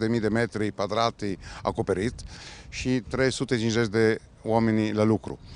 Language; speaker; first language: Romanian; non-native, fluent; Italian